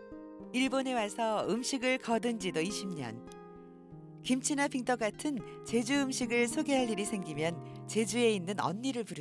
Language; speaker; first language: Korean; native; Korean